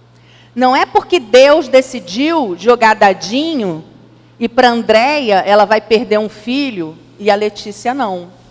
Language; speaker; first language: Portuguese; native; Portuguese